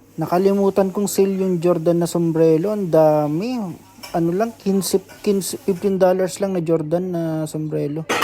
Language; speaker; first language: Filipino; native; Filipino